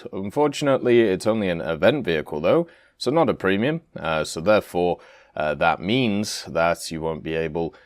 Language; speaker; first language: English; native; English